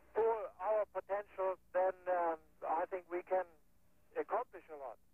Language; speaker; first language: English; non-native, fluent; German